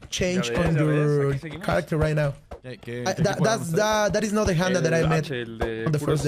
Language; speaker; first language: English; non-native, learner; Spanish